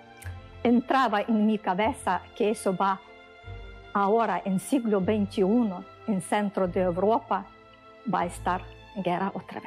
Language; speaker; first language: Spanish; non-native, learner; Ukrainian